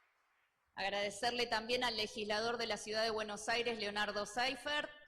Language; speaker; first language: Spanish; native; Spanish